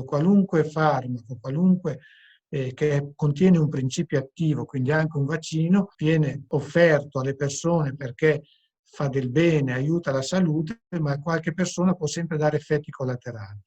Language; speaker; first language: Italian; native; Italian